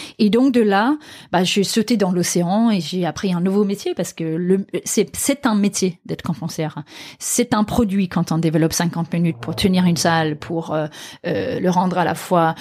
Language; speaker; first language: French; non-native, fluent; Danish